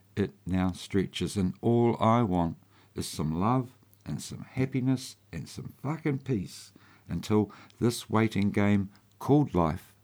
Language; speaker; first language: English; native; English